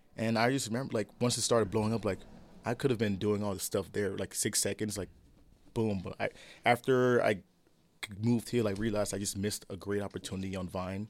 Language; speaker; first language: English; early bilingual, other home language; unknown